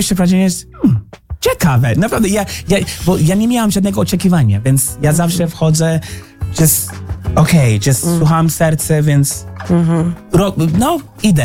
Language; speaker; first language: Polish; non-native, fluent; English